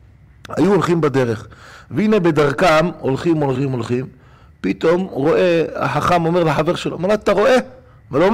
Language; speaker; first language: Hebrew; native; Hebrew